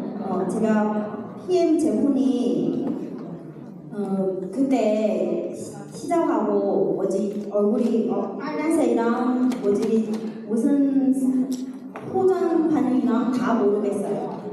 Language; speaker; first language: Korean; non-native, learner; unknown